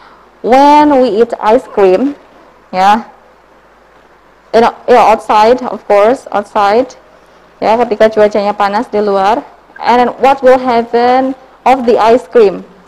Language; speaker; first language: English; non-native, learner; Indonesian